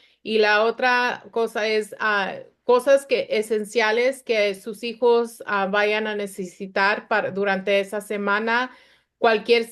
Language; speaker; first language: Spanish; early bilingual, other home language; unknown